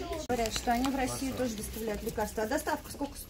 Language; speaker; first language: Russian; native; Russian